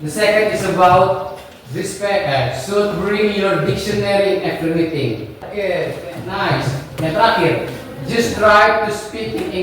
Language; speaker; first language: English; non-native, learner; Indonesian